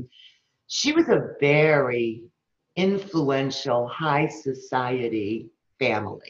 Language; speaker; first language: English; early bilingual, other home language; Spanish